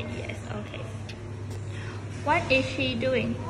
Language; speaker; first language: English; non-native, fluent; Vietnamese